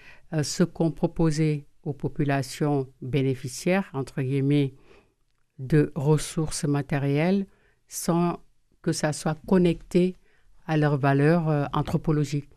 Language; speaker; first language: French; non-native, local second language; Wolof